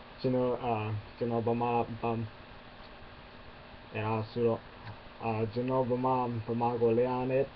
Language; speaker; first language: Burmese; non-native, learner; English